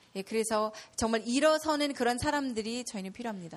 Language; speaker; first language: Korean; native; Korean